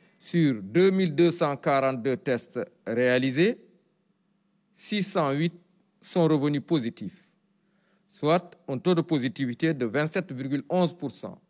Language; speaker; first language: French; non-native, local second language; Wolof